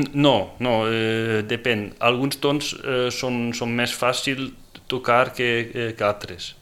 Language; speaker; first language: Catalan; non-native, fluent; Dutch